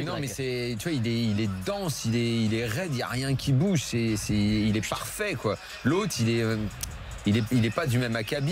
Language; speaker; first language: French; native; French